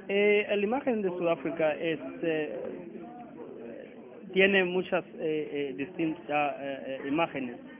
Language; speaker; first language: Spanish; non-native, learner; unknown